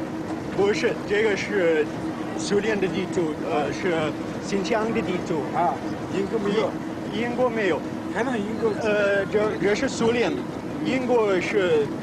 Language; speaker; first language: Chinese; non-native, learner; English